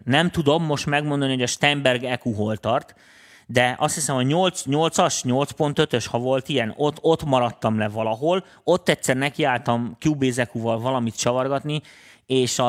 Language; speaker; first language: Hungarian; native; Hungarian